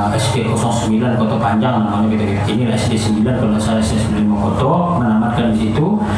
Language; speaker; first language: Indonesian; non-native, local second language; Minangkabau